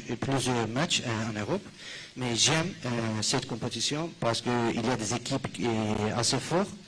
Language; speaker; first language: French; non-native, fluent; Turkish